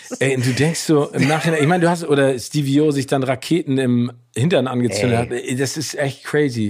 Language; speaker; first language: German; native; German